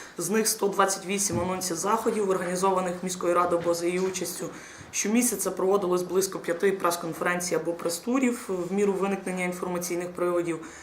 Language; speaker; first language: Ukrainian; native; Ukrainian